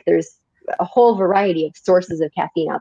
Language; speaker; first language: English; native; English